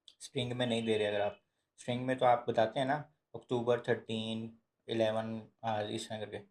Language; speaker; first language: Urdu; native; Urdu